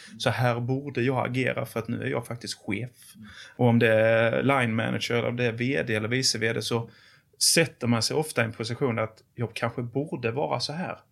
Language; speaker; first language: Swedish; native; Swedish